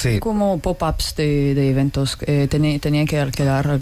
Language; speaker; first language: Spanish; non-native, learner; Russian